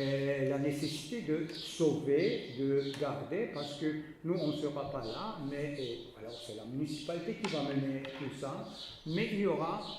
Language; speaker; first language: French; non-native, fluent; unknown